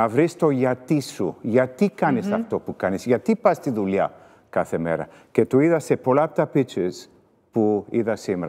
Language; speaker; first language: Greek; early bilingual, heritage; Greek